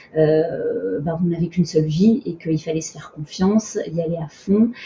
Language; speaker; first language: French; native; French